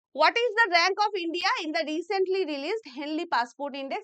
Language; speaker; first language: English; non-native, local second language; Bangla